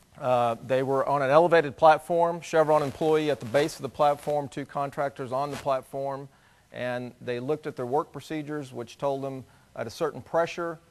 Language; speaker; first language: English; native; English